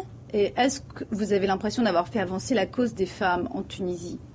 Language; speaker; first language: French; native; French